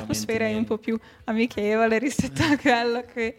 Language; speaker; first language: Italian; non-native, fluent; Hungarian